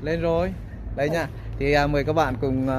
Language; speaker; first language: Vietnamese; native; Vietnamese